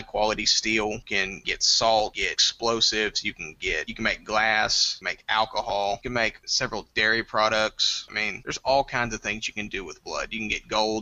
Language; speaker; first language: English; native; English